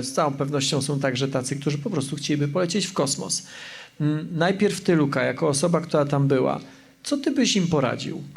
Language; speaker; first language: Polish; native; Polish